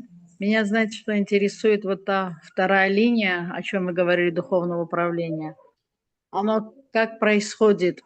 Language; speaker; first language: Russian; native; Russian